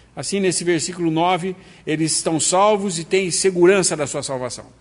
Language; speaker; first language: Portuguese; native; Portuguese